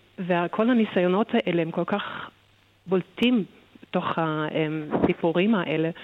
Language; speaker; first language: Hebrew; non-native, fluent; German